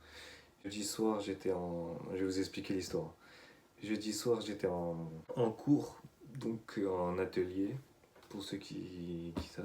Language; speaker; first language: French; native; French